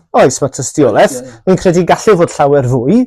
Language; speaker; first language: Welsh; native; Welsh